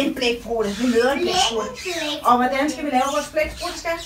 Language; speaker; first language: Danish; native; Danish